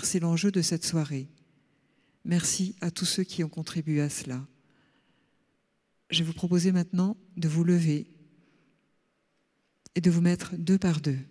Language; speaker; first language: French; native; French